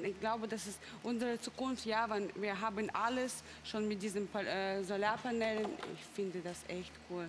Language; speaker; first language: German; non-native, fluent; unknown